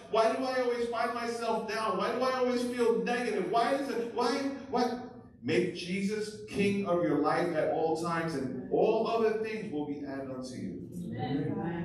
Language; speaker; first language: English; early bilingual, other home language; Spanish